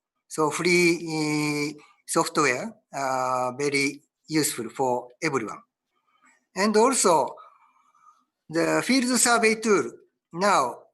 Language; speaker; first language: English; non-native, learner; Japanese